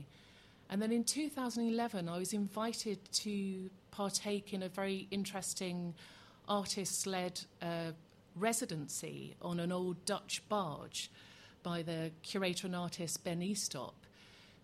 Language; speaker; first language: English; native; English